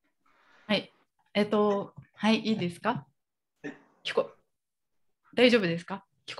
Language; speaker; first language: Japanese; native; Japanese